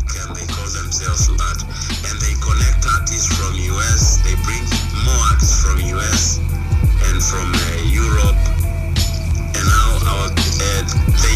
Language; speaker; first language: English; non-native, local second language; Swahili